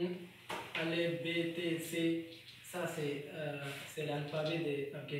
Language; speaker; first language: French; non-native, learner; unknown